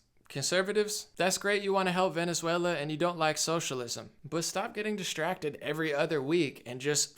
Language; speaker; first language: English; native; English